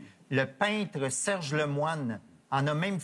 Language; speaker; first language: French; native; French